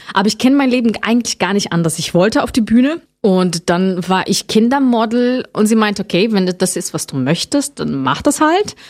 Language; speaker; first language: German; non-native, fluent; Portuguese